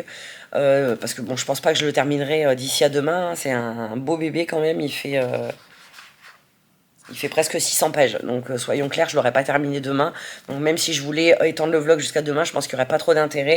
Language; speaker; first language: French; native; French